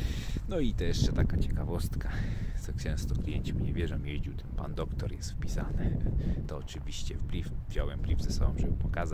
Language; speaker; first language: Polish; native; Polish